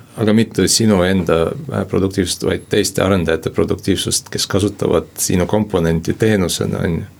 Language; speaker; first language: Estonian; non-native, local second language; Russian